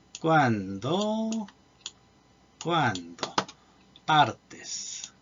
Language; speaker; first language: Spanish; non-native, fluent; Korean